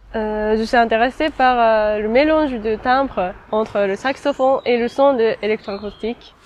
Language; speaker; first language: French; non-native, fluent; Japanese